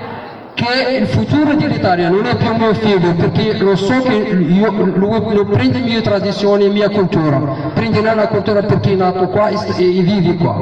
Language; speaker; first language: Italian; non-native, fluent; Arabic